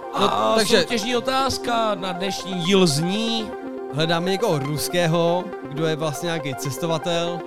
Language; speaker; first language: Czech; native; Czech